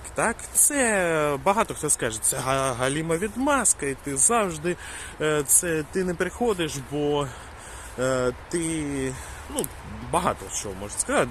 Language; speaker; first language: Ukrainian; non-native, local second language; Russian